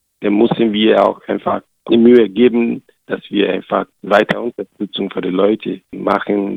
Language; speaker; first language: German; non-native, learner; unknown